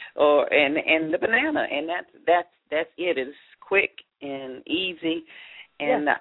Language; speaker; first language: English; native; English